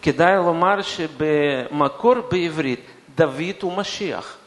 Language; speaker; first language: Hebrew; non-native, fluent; Russian